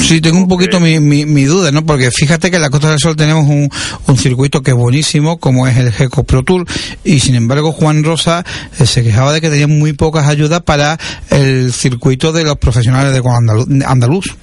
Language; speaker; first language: Spanish; native; Spanish